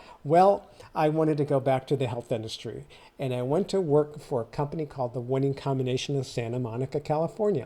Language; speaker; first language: English; native; English